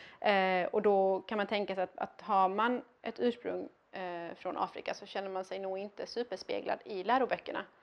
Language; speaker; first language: Swedish; early bilingual, other home language; Arabic